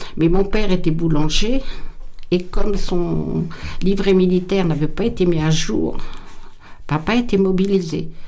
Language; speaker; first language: French; native; French